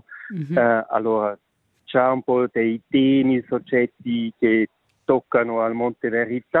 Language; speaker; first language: Italian; non-native, local second language; Swiss German